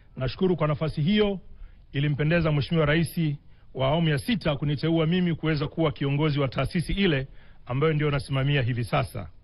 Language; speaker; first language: Swahili; native; Swahili